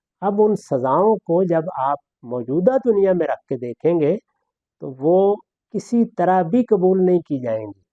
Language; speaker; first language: Urdu; non-native, local second language; Punjabi